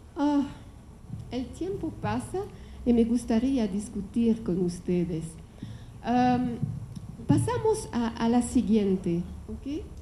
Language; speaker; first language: Spanish; non-native, fluent; French